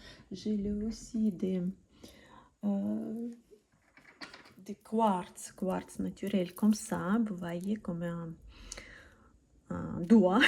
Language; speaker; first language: French; non-native, learner; Russian